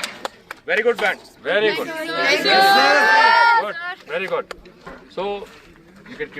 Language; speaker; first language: English; non-native, local second language; Hindi